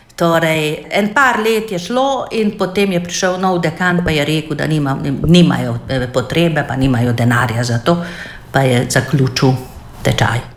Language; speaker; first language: Slovenian; non-native, fluent; Hungarian